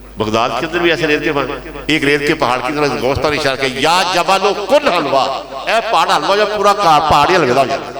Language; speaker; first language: Urdu; non-native, local second language; Punjabi